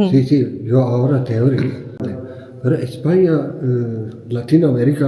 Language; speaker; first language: Spanish; non-native, learner; Turkish